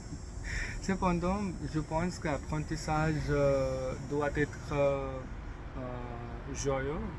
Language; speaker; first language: French; non-native, learner; English